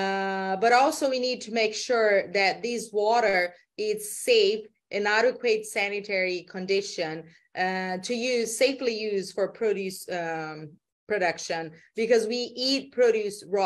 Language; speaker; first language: English; non-native, fluent; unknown